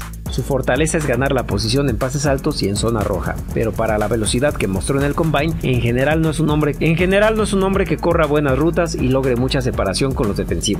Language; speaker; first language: Spanish; native; Spanish